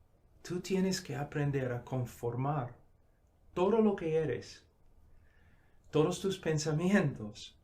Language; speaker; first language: Spanish; non-native, fluent; English